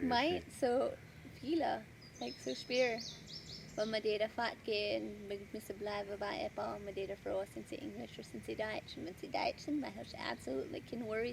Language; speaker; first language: German; early bilingual, heritage; Pennsylvania German